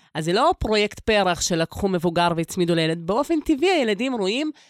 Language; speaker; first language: Hebrew; early bilingual, other home language; Russian